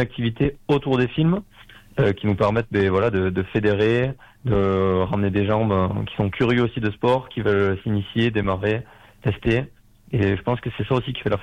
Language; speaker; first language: French; native; French